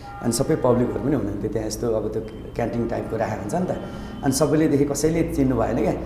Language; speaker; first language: Nepali; native; Nepali